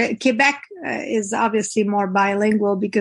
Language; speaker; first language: English; non-native, fluent; French